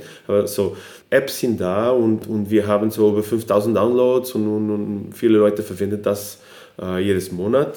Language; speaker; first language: German; non-native, fluent; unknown